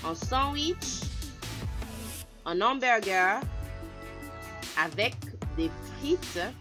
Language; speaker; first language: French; non-native, fluent; English